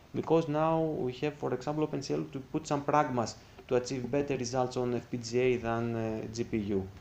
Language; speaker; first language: English; non-native, fluent; Greek